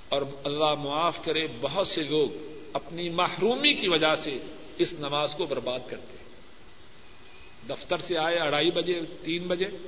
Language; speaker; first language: Urdu; non-native, local second language; Punjabi